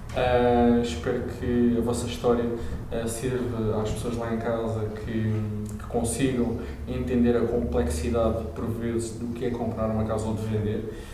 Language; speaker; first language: Portuguese; native; Portuguese